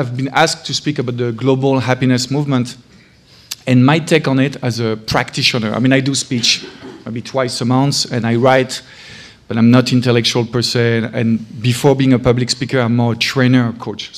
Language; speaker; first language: English; non-native, fluent; French